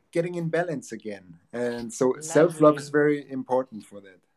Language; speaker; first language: English; non-native, fluent; German